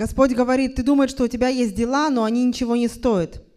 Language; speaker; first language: Russian; native; Russian